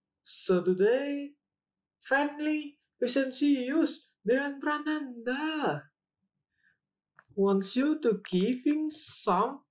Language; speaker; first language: English; non-native, learner; Indonesian